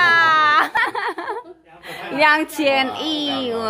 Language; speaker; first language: Chinese; non-native, learner; Indonesian